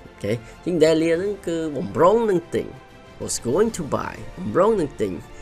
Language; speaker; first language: English; non-native, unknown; Khmer